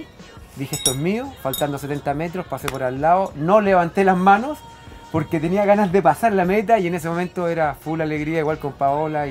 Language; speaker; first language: Spanish; native; Spanish